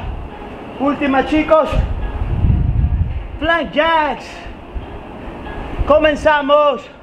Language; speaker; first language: Spanish; early bilingual, heritage; Spanish